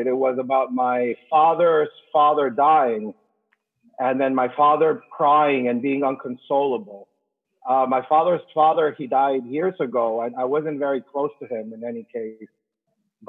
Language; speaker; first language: English; non-native, fluent; Spanish